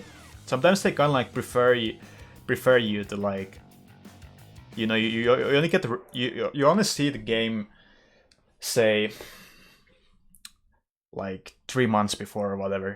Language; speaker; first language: English; non-native, fluent; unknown